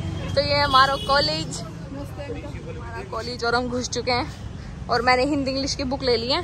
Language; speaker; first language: Hindi; native; Hindi